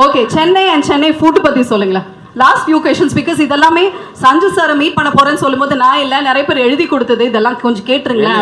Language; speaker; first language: Tamil; native; Tamil